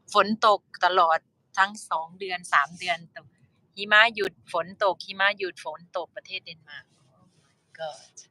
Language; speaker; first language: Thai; native; Thai